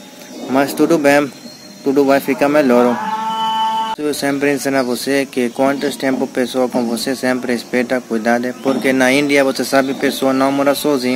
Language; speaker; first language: Portuguese; non-native, learner; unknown